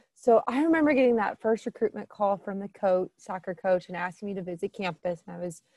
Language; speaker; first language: English; native; English